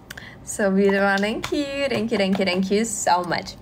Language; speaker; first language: English; non-native, learner; Russian